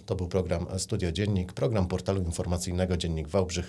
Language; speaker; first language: Polish; native; Polish